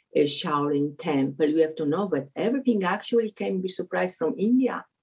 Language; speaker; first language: English; non-native, fluent; Polish